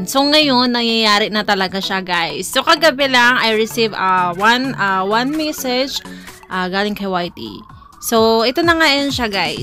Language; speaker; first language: Filipino; native; Filipino